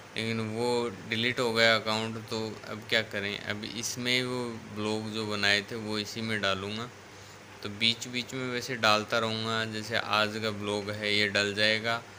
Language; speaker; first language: Hindi; native; Hindi